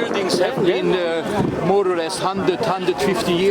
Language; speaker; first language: English; non-native, fluent; Hungarian